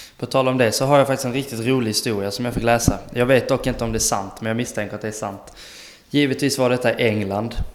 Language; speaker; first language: Swedish; native; Swedish